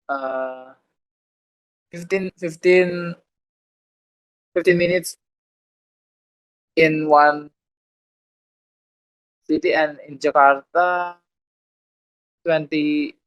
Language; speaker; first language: English; non-native, learner; Indonesian